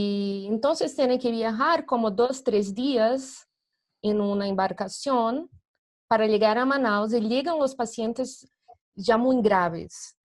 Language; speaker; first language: Spanish; non-native, fluent; Portuguese